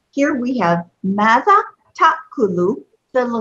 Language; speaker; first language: Arabic; non-native, fluent; English